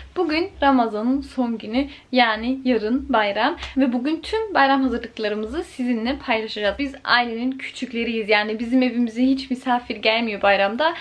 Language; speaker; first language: Turkish; early bilingual, heritage; Turkish